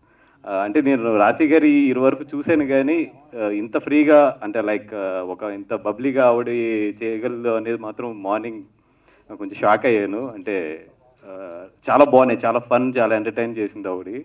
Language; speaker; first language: Telugu; native; Telugu